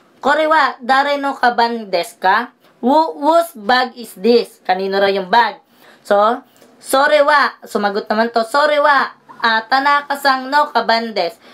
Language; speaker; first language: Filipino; native; Filipino